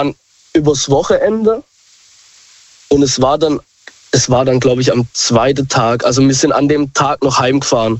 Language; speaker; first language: German; native; German